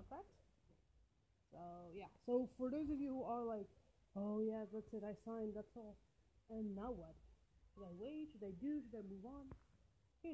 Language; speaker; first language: English; non-native, fluent; Arabic